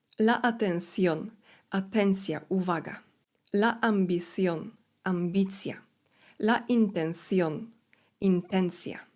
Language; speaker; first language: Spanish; non-native, fluent; Polish